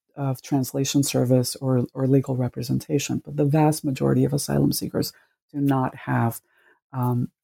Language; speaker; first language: English; early bilingual, other home language; Spanish